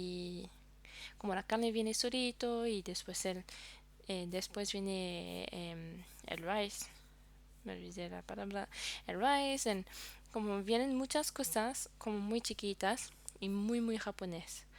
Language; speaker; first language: Spanish; non-native, fluent; French